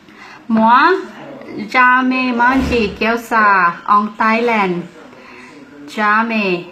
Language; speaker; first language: French; non-native, learner; Thai